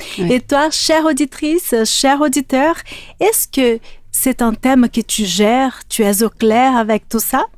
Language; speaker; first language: French; native; French